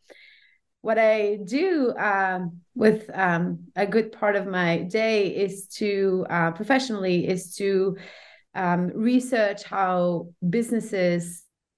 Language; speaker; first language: English; non-native, fluent; French